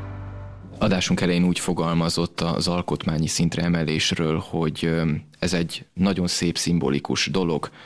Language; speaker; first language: Hungarian; native; Hungarian